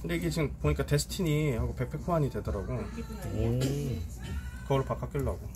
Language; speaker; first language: Korean; native; Korean